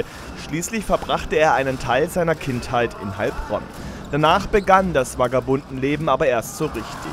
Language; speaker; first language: German; native; German